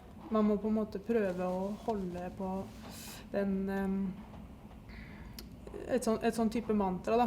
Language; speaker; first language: Norwegian; native; Norwegian